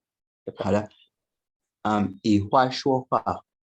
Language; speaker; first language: Chinese; non-native, learner; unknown